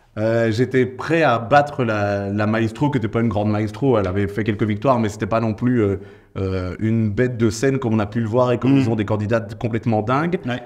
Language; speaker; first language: French; native; French